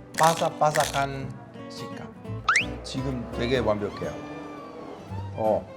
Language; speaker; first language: Korean; non-native, learner; Italian